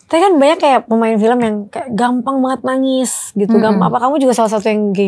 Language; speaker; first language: Indonesian; native; Indonesian